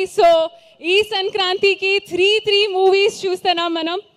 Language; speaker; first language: Telugu; non-native, learner; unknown